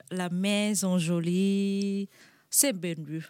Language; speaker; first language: French; non-native, learner; Thai